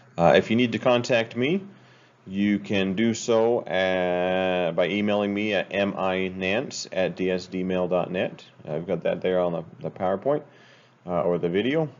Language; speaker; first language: English; native; English